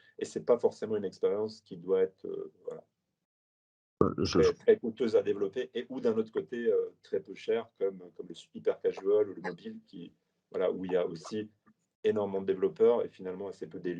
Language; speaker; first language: French; native; French